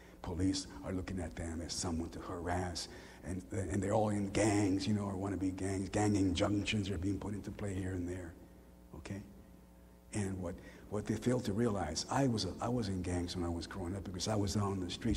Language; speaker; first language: English; early bilingual, other home language; Spanish